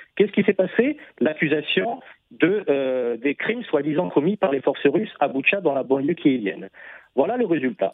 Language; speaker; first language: French; non-native, fluent; Russian